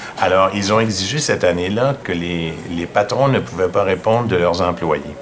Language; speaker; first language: French; native; French